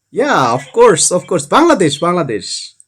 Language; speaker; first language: English; non-native, learner; Bangla